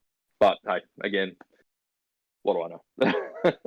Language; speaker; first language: English; native; English